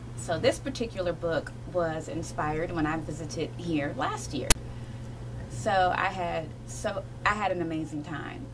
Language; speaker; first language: English; native; English